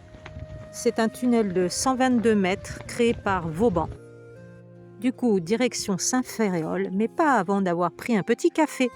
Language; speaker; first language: French; native; French